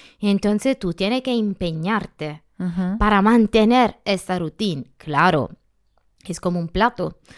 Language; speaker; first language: Spanish; non-native, learner; Italian